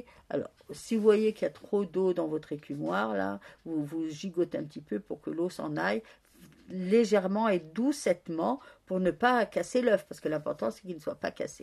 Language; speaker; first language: French; native; French